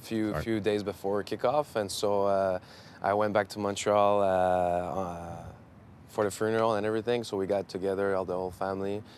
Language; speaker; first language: English; non-native, fluent; French